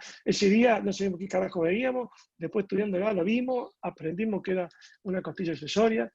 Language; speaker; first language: Spanish; native; Spanish